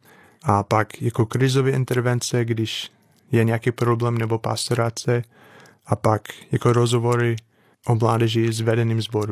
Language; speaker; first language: Czech; non-native, fluent; English